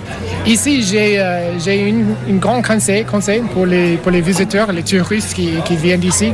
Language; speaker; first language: French; non-native, fluent; English